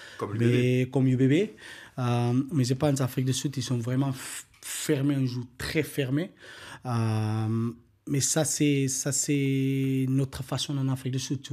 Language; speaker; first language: French; non-native, learner; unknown